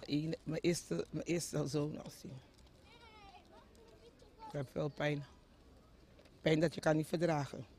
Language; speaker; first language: Dutch; non-native, fluent; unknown